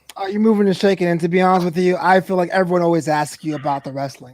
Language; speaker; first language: English; native; English